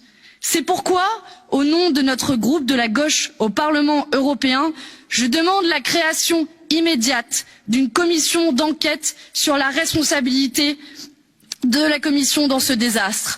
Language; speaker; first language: French; native; French